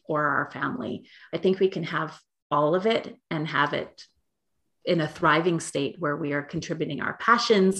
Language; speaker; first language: English; native; English